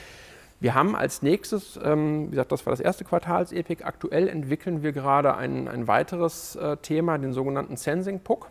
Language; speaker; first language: German; native; German